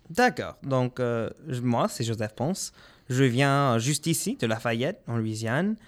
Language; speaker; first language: French; non-native, local second language; English